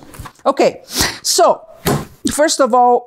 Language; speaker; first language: English; non-native, fluent; Portuguese